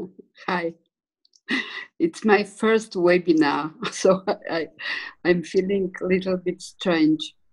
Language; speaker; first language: English; non-native, fluent; Polish